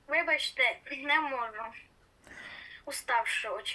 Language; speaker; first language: Ukrainian; non-native, local second language; Russian